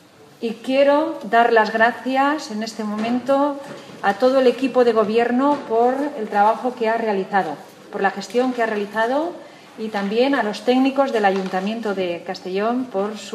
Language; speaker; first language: Spanish; native; Spanish